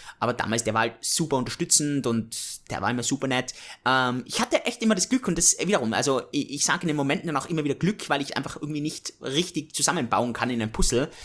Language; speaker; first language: German; native; German